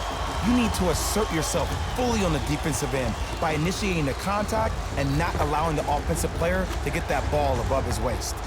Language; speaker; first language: English; native; English